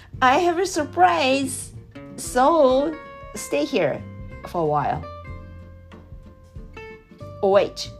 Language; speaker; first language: English; non-native, learner; Japanese